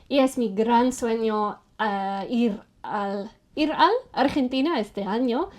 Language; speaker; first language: Spanish; non-native, learner; English